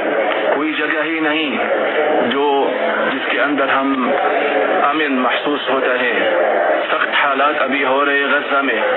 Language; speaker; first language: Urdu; non-native, fluent; Arabic